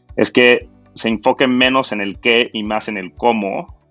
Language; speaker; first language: Spanish; native; Spanish